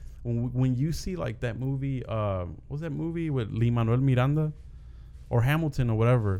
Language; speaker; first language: English; early bilingual, other home language; Spanish